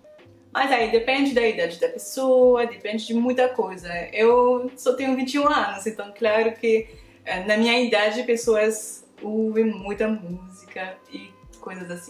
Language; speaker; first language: Portuguese; non-native, fluent; French